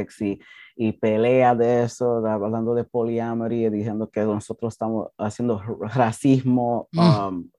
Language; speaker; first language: Spanish; early bilingual, heritage; English